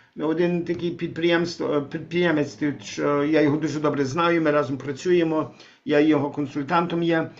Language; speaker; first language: Ukrainian; early bilingual, heritage; Ukrainian